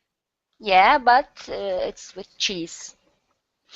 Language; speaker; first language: English; non-native, learner; Turkish